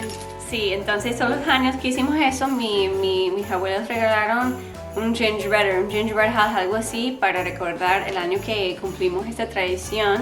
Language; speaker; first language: Spanish; non-native, learner; English